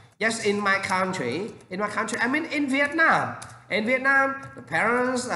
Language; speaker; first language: English; non-native, learner; Vietnamese